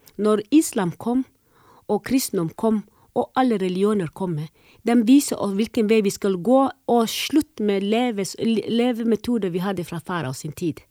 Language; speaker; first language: Norwegian; non-native, fluent; Somali